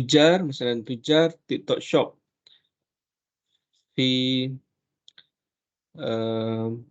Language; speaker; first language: Arabic; non-native, fluent; Malay